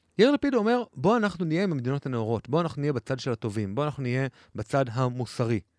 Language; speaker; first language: Hebrew; native; Hebrew